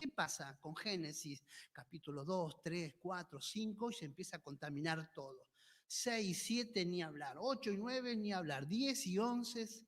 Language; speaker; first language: Spanish; native; Spanish